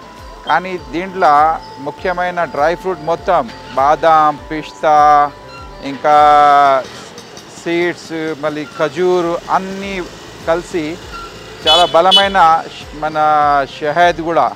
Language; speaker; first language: Telugu; non-native, local second language; Urdu